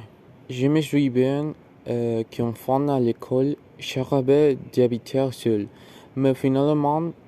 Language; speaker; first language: French; non-native, learner; Spanish